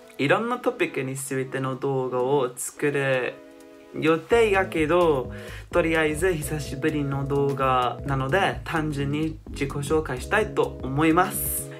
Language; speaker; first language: Japanese; non-native, fluent; English